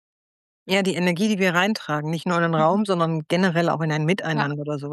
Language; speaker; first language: German; native; German